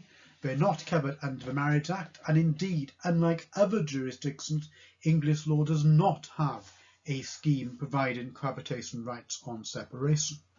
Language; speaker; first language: English; native; English